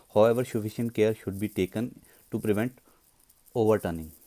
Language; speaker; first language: English; non-native, local second language; Punjabi